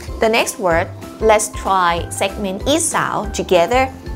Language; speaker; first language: English; non-native, fluent; Thai